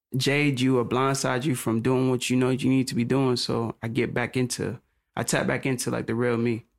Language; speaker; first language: English; native; English